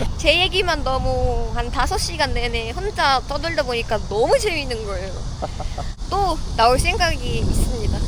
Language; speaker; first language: Korean; non-native, fluent; Uzbek